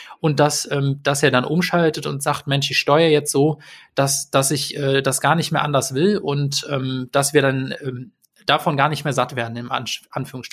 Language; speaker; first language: German; native; German